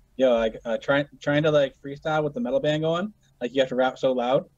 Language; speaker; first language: English; native; English